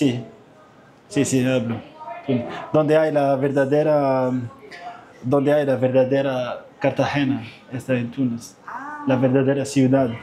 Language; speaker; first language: Spanish; non-native, learner; Arabic